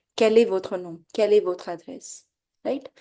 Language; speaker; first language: French; non-native, fluent; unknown